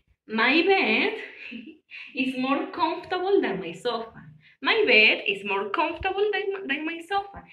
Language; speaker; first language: English; non-native, learner; Spanish